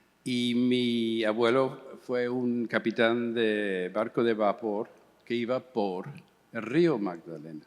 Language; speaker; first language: Spanish; early bilingual, heritage; English